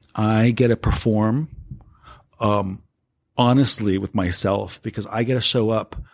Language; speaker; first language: English; native; English